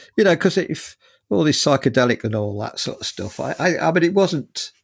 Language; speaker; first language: English; native; English